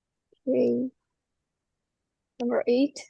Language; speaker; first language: English; non-native, fluent; Indonesian